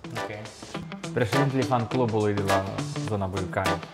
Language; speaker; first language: Romanian; native; Romanian